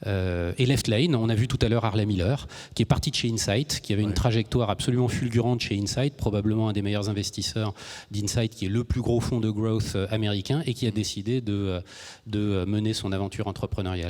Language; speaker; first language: French; native; French